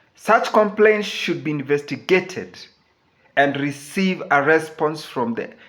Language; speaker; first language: English; non-native, local second language; Swahili